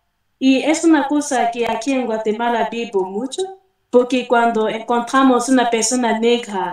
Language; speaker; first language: Spanish; non-native, fluent; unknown